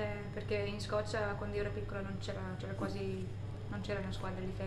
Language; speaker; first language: Italian; non-native, fluent; English